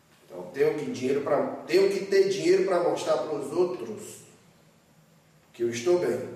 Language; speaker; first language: Portuguese; native; Portuguese